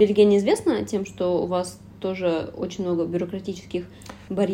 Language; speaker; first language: Russian; native; Russian